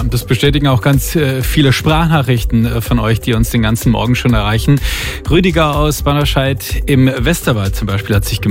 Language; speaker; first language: German; native; German